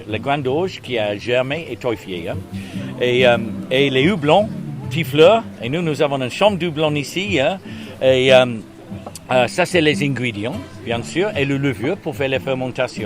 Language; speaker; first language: French; non-native, learner; English